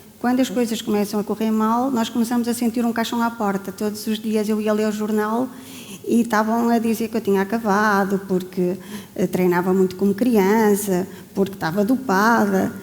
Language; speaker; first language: Portuguese; native; Portuguese